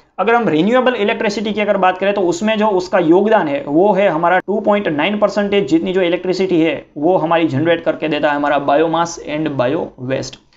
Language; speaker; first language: Hindi; non-native, local second language; Gujarati